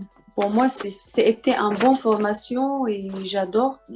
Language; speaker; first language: French; non-native, learner; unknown